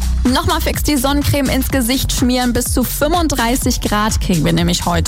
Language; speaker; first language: German; native; German